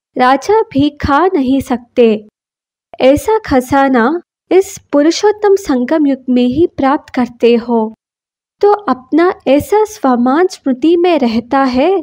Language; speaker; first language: Hindi; non-native, local second language; Kannada